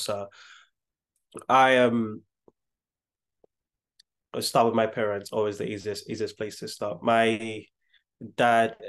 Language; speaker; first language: English; non-native, local second language; Yoruba